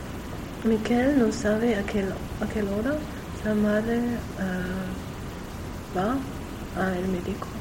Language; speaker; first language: Spanish; non-native, learner; German